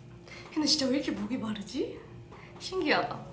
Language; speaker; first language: Korean; early bilingual, heritage; English